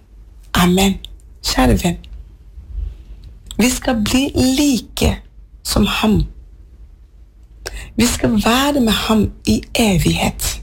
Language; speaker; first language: Swedish; non-native, learner; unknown